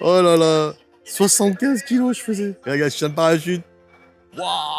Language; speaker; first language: French; native; French